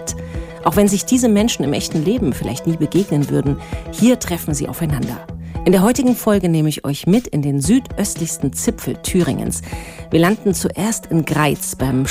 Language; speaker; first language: German; native; German